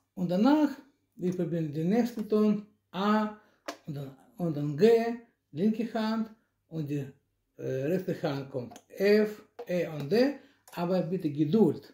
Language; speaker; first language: German; non-native, learner; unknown